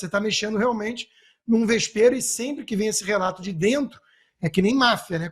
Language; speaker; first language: Portuguese; native; Portuguese